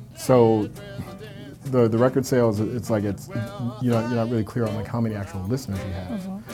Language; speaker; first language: English; native; English